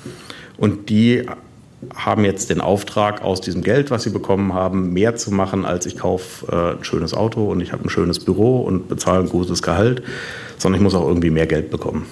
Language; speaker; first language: German; native; German